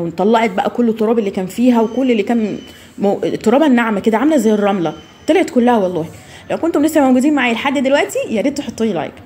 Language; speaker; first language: Arabic; native; Arabic